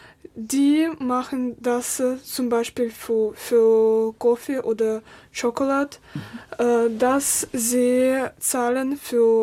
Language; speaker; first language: German; non-native, learner; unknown